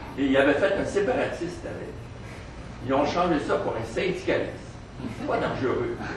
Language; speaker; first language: French; native; French